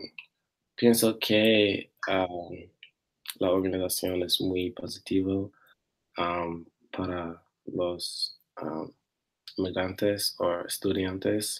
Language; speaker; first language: Spanish; non-native, learner; English